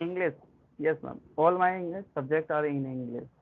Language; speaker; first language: English; non-native, learner; Hindi